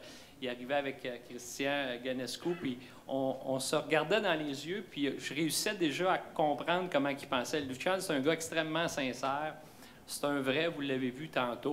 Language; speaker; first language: French; native; French